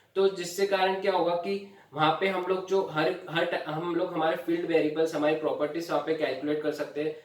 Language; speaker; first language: Hindi; non-native, local second language; Marathi